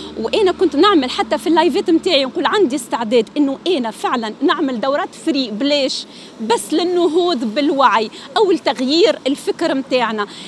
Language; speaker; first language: Arabic; native; Arabic